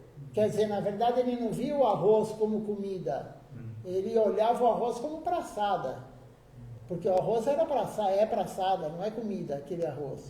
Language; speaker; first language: Portuguese; native; Portuguese